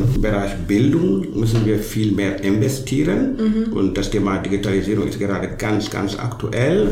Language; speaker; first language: German; non-native, fluent; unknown